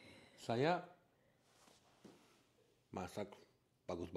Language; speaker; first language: Indonesian; non-native, learner; French